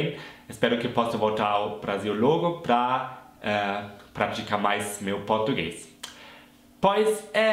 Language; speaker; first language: Portuguese; non-native, fluent; German